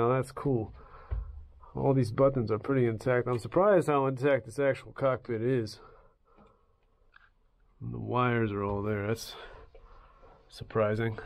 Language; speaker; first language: English; native; English